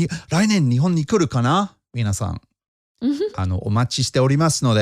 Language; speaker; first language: Japanese; non-native, fluent; English